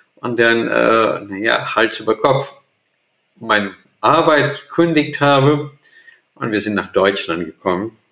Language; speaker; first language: German; non-native, fluent; Portuguese